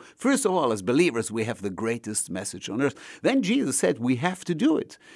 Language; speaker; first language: English; non-native, fluent; German